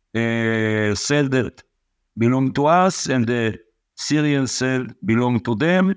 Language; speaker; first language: English; non-native, fluent; Hebrew